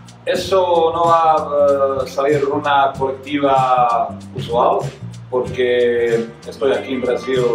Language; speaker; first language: Spanish; non-native, fluent; Serbian